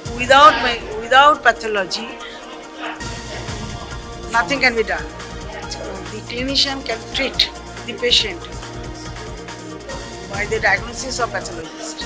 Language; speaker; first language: Bangla; native; Bangla